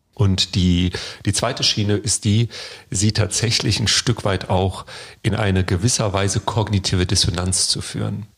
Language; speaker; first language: German; native; German